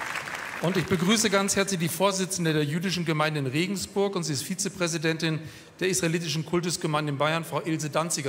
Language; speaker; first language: German; native; German